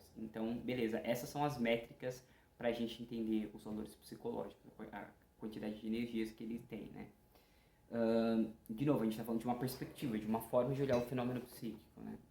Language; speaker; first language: Portuguese; native; Portuguese